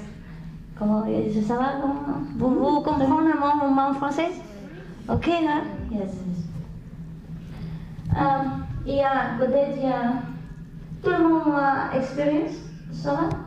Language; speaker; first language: French; non-native, learner; Vietnamese